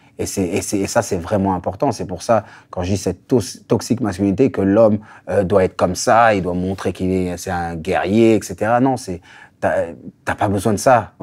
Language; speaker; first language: French; native; French